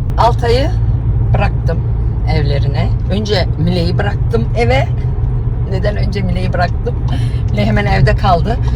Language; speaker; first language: Turkish; early bilingual, heritage; Turkish